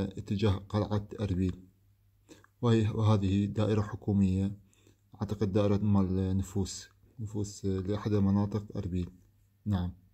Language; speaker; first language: Arabic; native; Arabic